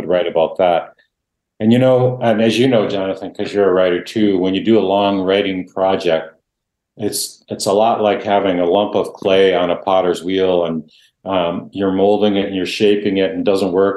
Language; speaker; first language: English; non-native, fluent; Dutch